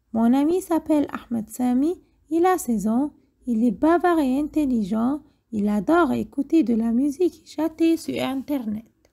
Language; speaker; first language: French; non-native, fluent; Arabic